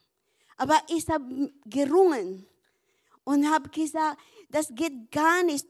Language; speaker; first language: German; non-native, learner; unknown